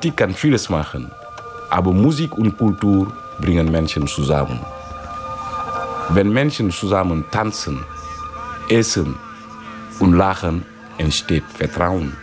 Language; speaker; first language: German; non-native, fluent; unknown